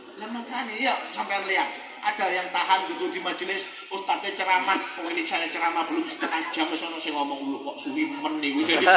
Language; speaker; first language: Indonesian; non-native, local second language; Javanese